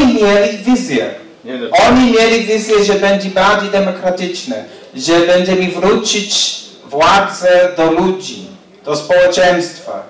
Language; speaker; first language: Polish; non-native, fluent; English